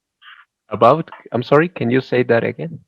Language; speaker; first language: English; non-native, learner; Spanish